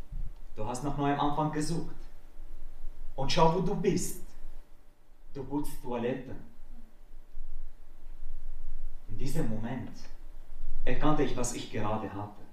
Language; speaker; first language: German; non-native, fluent; Arabic